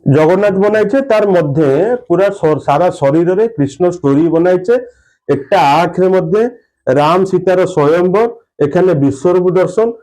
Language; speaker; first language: Bangla; non-native, learner; Odia